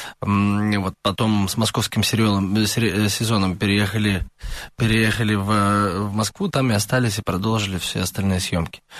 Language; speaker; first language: Russian; native; Russian